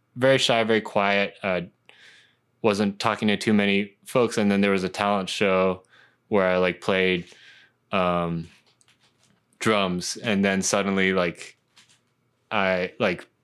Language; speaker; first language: English; non-native, local second language; Cantonese